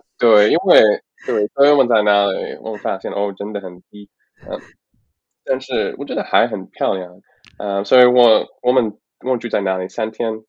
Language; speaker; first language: Chinese; non-native, learner; English